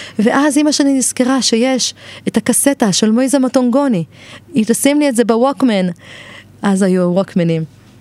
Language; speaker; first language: Hebrew; native; Hebrew